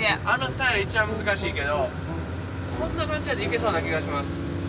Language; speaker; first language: Japanese; native; Japanese